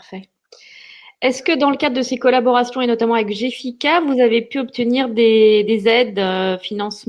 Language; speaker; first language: French; native; French